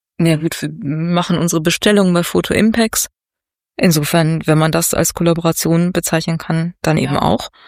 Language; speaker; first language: German; native; German